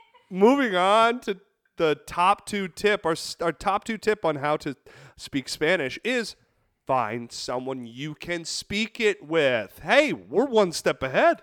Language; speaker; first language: English; native; English